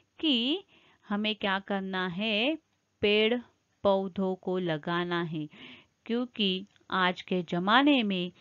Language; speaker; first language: Hindi; non-native, local second language; Marathi